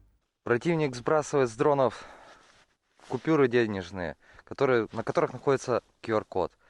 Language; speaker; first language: Russian; native; Russian